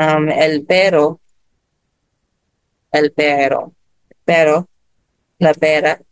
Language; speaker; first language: Spanish; non-native, learner; Filipino